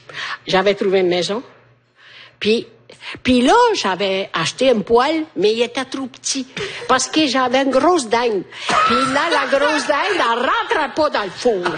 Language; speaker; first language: French; native; French